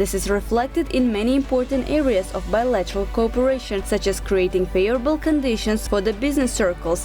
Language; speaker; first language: English; non-native, fluent; Uzbek